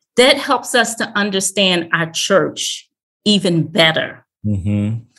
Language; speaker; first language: English; native; English